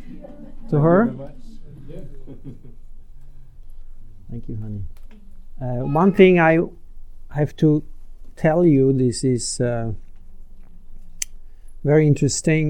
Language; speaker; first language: English; non-native, fluent; Swiss German